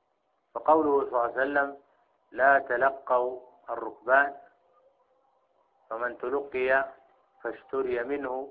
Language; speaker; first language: Arabic; native; Arabic